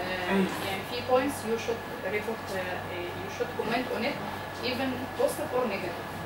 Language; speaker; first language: English; non-native, fluent; Arabic